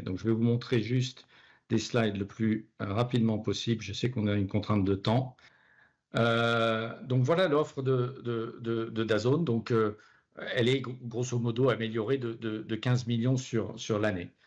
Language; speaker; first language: French; native; French